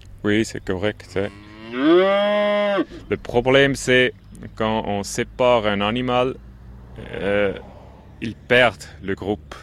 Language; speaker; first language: French; non-native, local second language; German